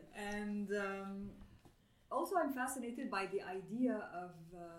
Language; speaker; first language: English; non-native, fluent; Arabic